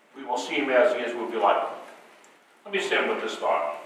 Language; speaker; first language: English; native; English